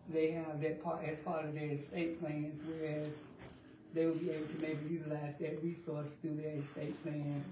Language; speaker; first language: English; native; English